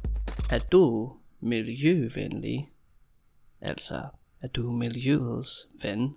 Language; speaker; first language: Danish; non-native, fluent; English